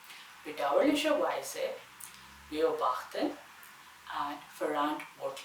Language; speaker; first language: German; non-native, fluent; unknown